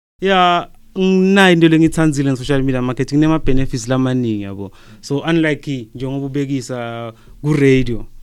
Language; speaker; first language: Zulu; non-native, local second language; Swati